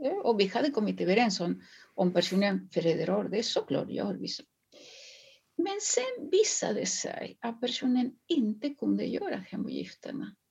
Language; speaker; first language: Swedish; non-native, fluent; Spanish